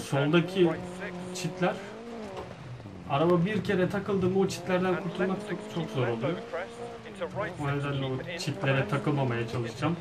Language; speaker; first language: Turkish; native; Turkish